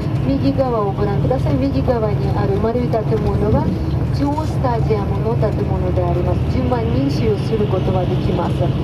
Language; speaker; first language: Japanese; non-native, fluent; Russian